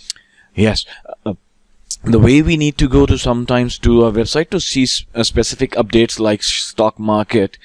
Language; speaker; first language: English; non-native, local second language; Hindi